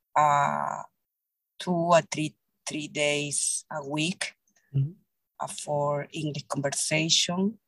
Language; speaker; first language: English; non-native, learner; Spanish